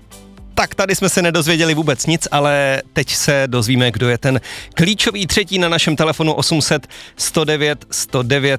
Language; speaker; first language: Czech; native; Czech